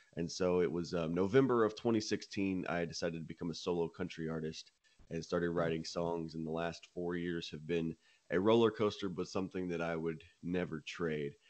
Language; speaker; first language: English; native; English